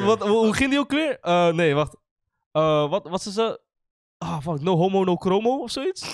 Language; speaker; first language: Dutch; early bilingual, other home language; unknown